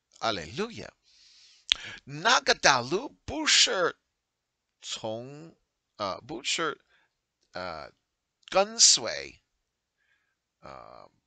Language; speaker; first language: Chinese; non-native, learner; English